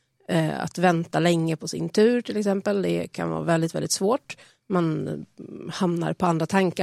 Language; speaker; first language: Swedish; native; Swedish